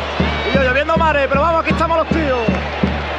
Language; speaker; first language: Spanish; native; Spanish